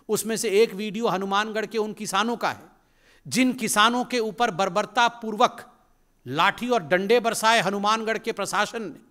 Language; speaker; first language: Hindi; native; Hindi